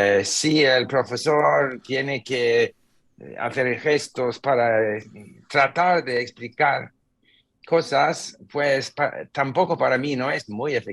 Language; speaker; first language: Spanish; non-native, fluent; English